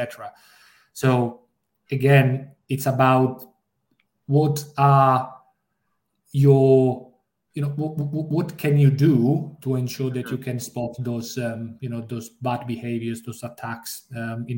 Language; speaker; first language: English; non-native, fluent; Italian